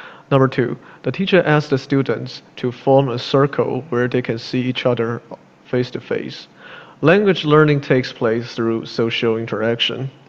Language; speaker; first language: English; non-native, fluent; Chinese